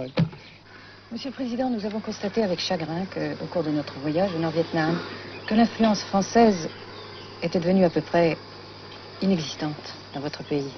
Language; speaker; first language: French; native; French